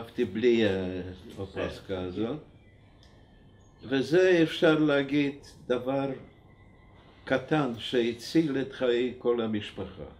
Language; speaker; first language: Hebrew; non-native, fluent; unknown